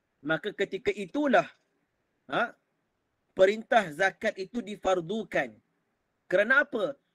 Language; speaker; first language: Malay; native; Malay